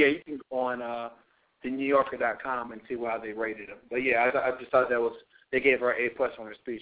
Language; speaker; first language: English; native; English